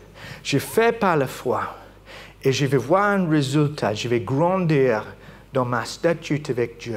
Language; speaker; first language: French; non-native, fluent; English